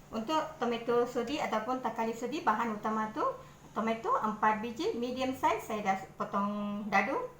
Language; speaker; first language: Malay; non-native, local second language; Tamil